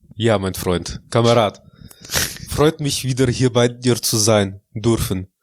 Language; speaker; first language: German; early bilingual, other home language; Russian